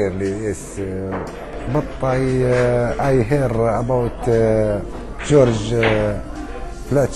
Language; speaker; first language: English; non-native, learner; Arabic